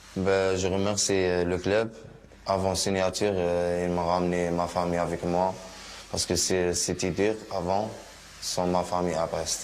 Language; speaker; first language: French; non-native, learner; Arabic